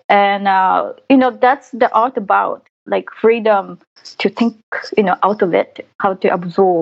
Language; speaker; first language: English; non-native, fluent; Japanese